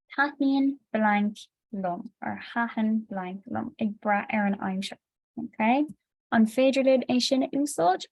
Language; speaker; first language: Irish; non-native, local second language; English